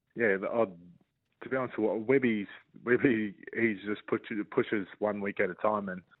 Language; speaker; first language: English; native; English